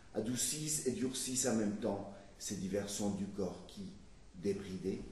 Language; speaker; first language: French; non-native, fluent; Spanish